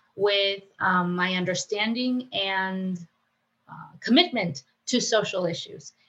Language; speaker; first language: English; non-native, fluent; Spanish